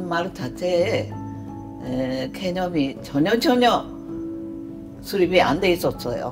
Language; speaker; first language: Korean; early bilingual, heritage; Korean